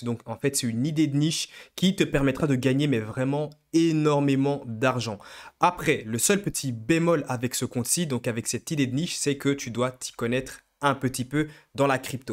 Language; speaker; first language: French; native; French